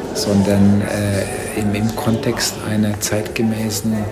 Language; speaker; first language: German; native; German